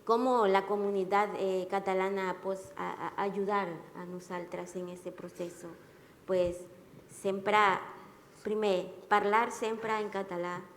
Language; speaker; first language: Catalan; non-native, learner; Spanish